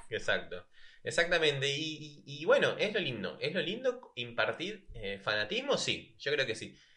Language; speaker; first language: Spanish; native; Spanish